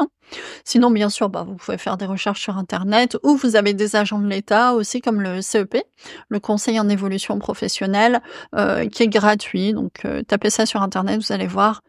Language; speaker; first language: French; native; French